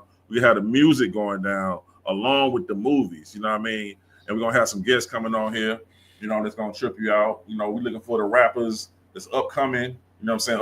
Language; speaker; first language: English; native; English